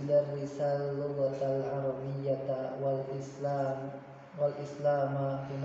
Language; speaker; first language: Arabic; non-native, learner; Indonesian